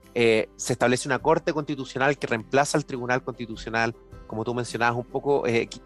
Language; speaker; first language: Spanish; native; Spanish